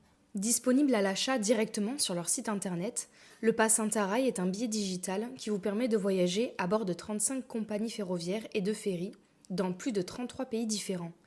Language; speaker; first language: French; native; French